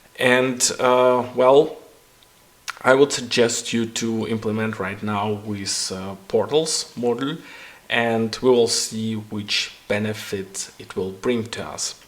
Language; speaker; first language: English; non-native, fluent; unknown